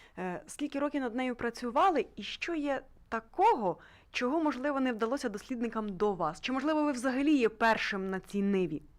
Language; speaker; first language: Ukrainian; native; Ukrainian